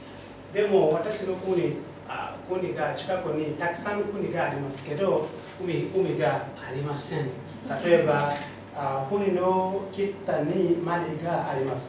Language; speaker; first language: Japanese; non-native, learner; Mossi